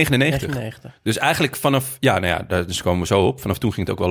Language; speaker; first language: Dutch; native; Dutch